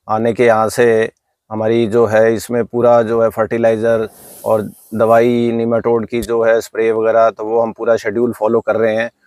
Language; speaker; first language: Hindi; native; Hindi